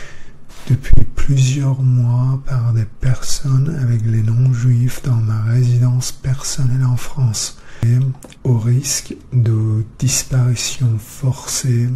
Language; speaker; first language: French; non-native, fluent; Persian